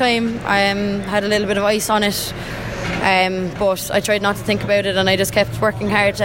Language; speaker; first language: English; native; English